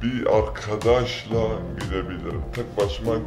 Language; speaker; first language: Turkish; non-native, local second language; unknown